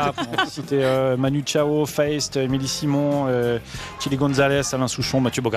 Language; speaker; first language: French; native; French